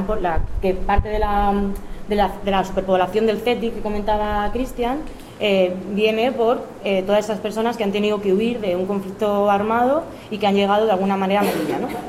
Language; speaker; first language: Spanish; native; Spanish